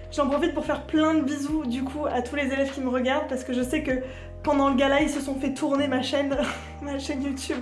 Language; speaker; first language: French; native; French